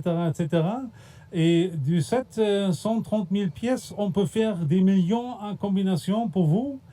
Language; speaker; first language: French; non-native, fluent; German